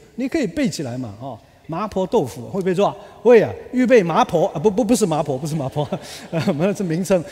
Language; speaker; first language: Chinese; early bilingual, other home language; Cantonese